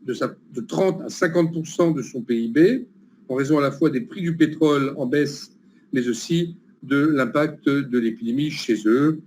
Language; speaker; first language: French; native; French